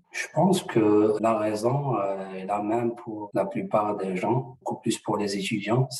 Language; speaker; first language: French; non-native, local second language; Arabic